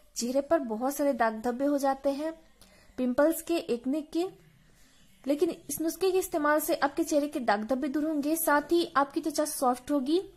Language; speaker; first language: Hindi; native; Hindi